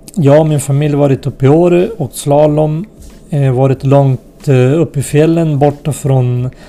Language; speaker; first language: Swedish; early bilingual, other home language; Spanish